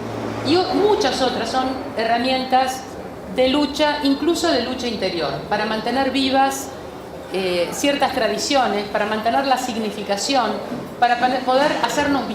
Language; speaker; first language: Spanish; native; Spanish